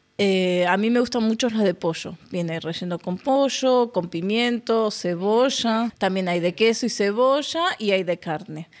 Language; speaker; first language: Spanish; native; Spanish